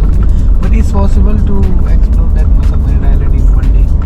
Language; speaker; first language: English; non-native, local second language; Marathi